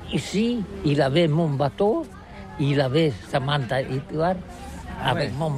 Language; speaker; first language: French; non-native, learner; Catalan